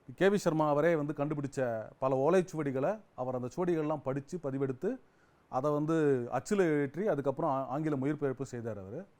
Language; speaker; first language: Tamil; native; Tamil